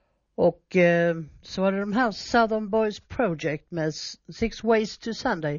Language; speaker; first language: Swedish; native; Swedish